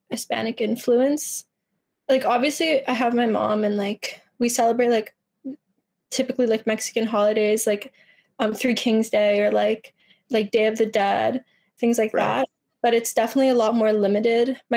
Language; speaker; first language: English; early bilingual, other home language; Spanish